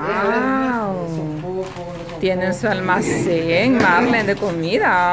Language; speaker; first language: Spanish; native; Spanish